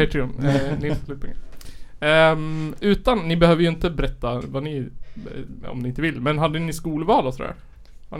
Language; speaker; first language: Swedish; native; Swedish